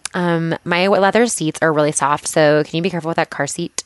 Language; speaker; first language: English; native; English